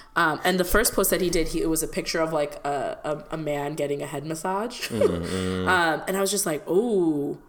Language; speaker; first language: English; non-native, local second language; Malayalam